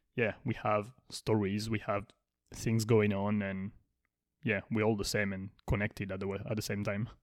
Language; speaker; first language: English; non-native, fluent; Spanish